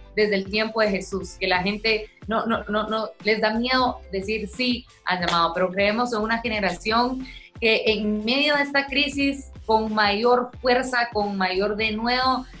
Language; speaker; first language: Spanish; native; Spanish